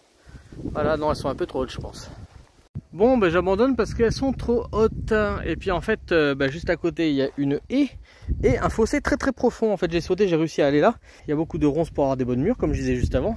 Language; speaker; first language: French; native; French